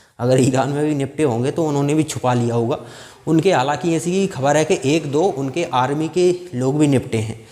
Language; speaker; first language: Hindi; native; Hindi